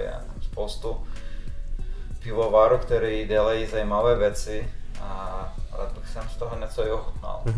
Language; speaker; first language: Czech; non-native, fluent; Russian